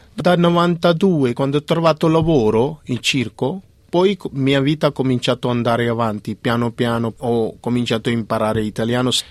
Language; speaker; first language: Italian; non-native, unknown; Punjabi